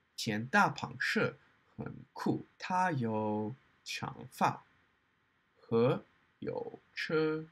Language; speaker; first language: Chinese; non-native, learner; English